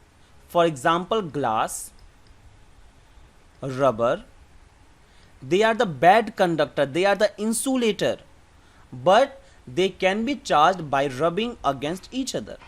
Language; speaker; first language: English; non-native, local second language; Hindi